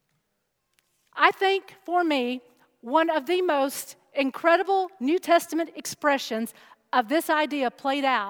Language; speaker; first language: English; native; English